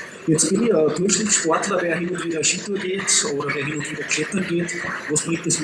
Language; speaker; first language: German; native; German